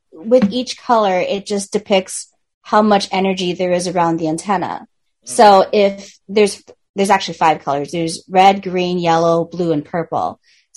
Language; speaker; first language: English; native; English